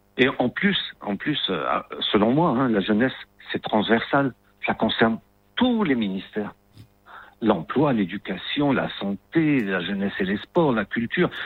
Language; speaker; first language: French; non-native, local second language; Arabic